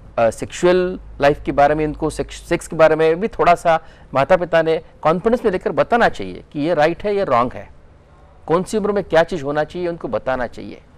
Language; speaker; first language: Hindi; non-native, local second language; Marathi